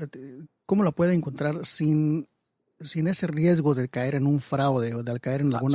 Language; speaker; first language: Spanish; native; Spanish